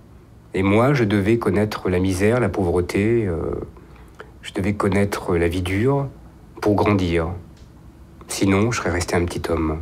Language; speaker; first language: French; native; French